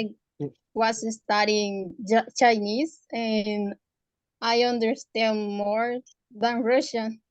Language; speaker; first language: English; non-native, learner; Spanish